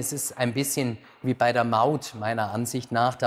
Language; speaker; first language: German; native; German